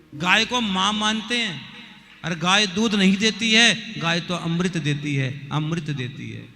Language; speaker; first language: Hindi; native; Hindi